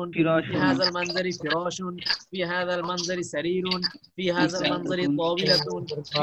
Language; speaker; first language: Arabic; non-native, fluent; Bangla